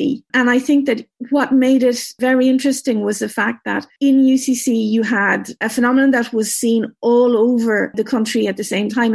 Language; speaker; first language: English; native; English